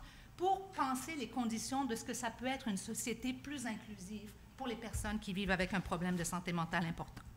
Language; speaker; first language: French; native; French